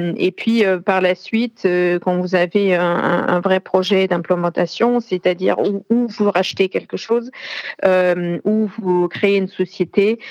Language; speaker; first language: French; non-native, fluent; German